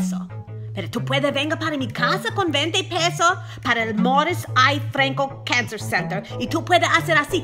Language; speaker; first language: Spanish; non-native, learner; English